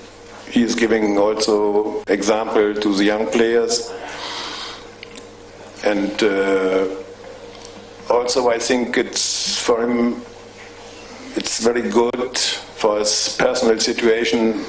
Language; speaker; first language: English; non-native, fluent; German